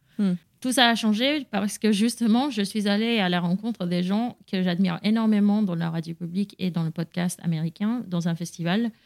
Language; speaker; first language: French; non-native, fluent; Spanish